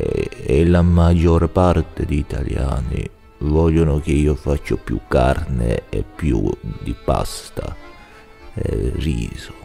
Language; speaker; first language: Italian; non-native, learner; Swedish